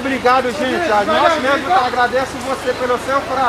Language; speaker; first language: Portuguese; non-native, learner; Haitian Creole